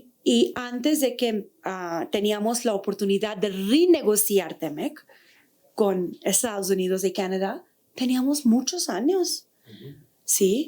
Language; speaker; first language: Spanish; non-native, fluent; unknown